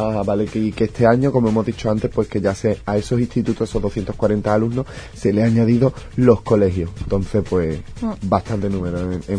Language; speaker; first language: Spanish; native; Spanish